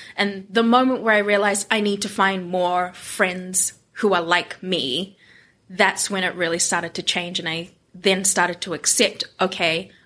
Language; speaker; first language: English; non-native, local second language; Japanese